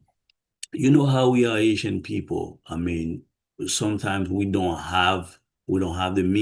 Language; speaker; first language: English; non-native, fluent; Haitian Creole